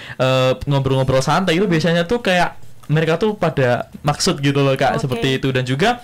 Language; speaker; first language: Indonesian; native; Indonesian